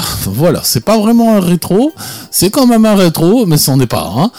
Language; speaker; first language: French; native; French